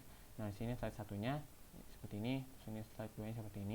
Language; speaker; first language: Indonesian; native; Indonesian